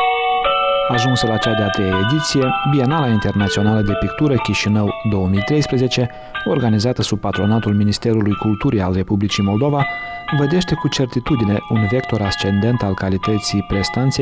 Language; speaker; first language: Romanian; native; Romanian